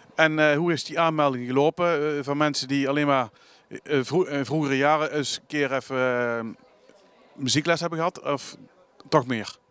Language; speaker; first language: Dutch; native; Dutch